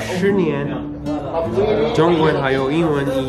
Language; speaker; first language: Chinese; non-native, learner; Arabic